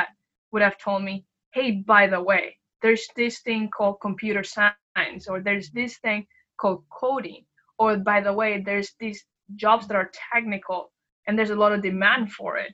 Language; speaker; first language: English; non-native, fluent; Spanish